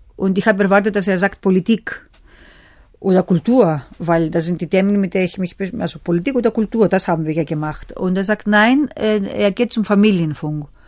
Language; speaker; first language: German; non-native, fluent; Greek